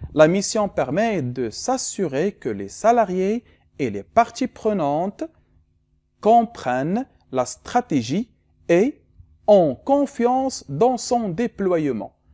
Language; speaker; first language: French; non-native, local second language; Arabic